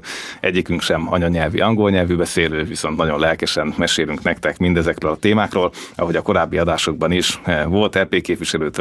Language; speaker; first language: Hungarian; native; Hungarian